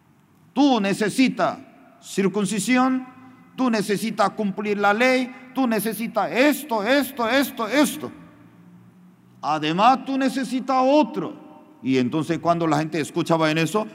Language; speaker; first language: Spanish; non-native, fluent; Korean